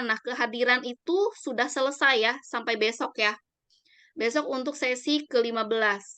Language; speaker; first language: Indonesian; native; Indonesian